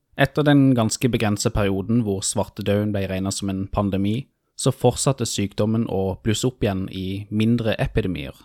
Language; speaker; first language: Norwegian; native; Norwegian